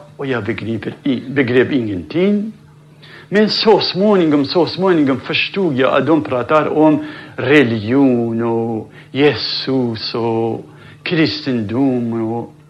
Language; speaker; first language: Swedish; non-native, fluent; Central Kurdish